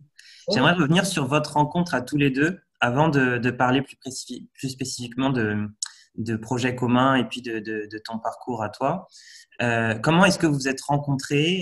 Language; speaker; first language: French; native; French